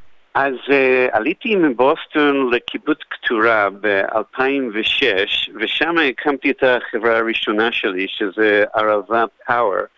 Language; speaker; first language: Hebrew; non-native, fluent; English